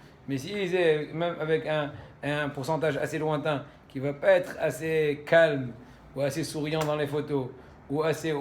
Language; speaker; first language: French; native; French